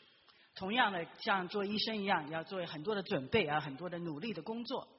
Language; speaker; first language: Chinese; native; Chinese